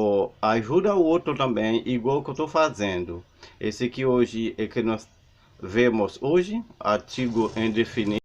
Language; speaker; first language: Portuguese; non-native, learner; Haitian Creole